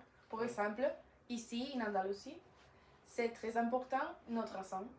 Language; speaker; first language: French; non-native, learner; Spanish